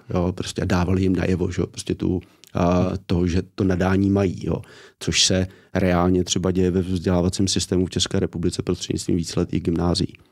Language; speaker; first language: Czech; native; Czech